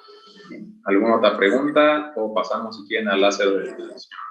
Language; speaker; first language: Spanish; native; Spanish